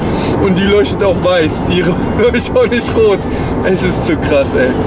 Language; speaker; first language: German; native; German